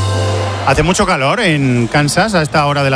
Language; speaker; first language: Spanish; native; Spanish